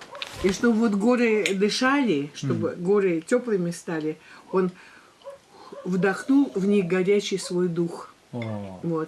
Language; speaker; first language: Russian; native; Russian